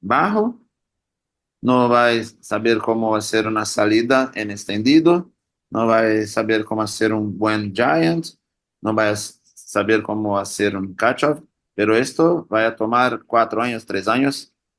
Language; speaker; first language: Spanish; non-native, learner; Portuguese